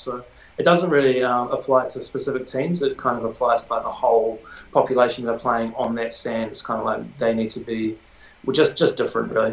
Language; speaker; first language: English; native; English